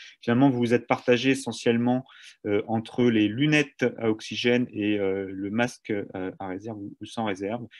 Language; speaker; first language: French; native; French